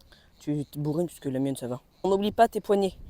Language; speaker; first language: French; native; French